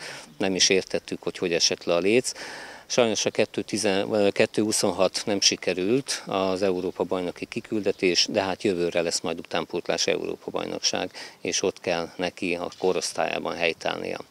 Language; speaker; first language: Hungarian; native; Hungarian